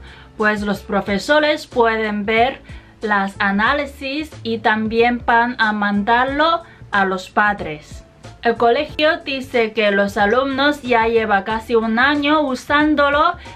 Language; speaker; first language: Spanish; non-native, fluent; Chinese